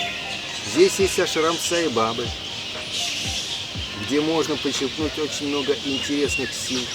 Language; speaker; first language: Russian; native; Russian